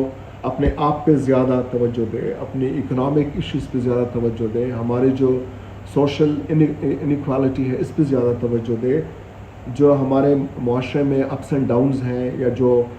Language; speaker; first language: Hindi; non-native, local second language; Pashto